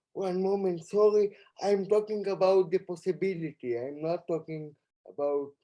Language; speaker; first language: English; non-native, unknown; Hebrew